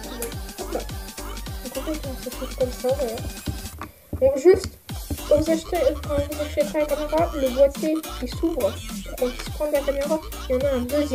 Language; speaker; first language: French; native; French